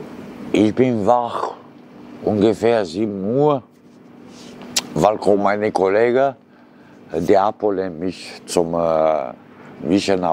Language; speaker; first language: German; non-native, learner; Romanian